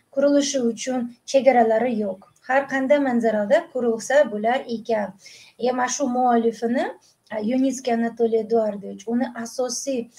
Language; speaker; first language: Uzbek; non-native, local second language; Russian